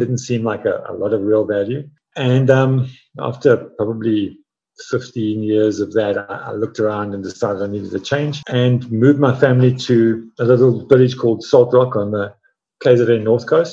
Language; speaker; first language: English; native; English